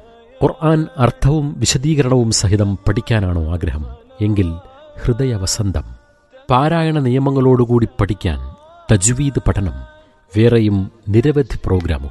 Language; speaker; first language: Malayalam; native; Malayalam